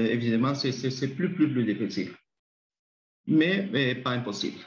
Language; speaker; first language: French; non-native, learner; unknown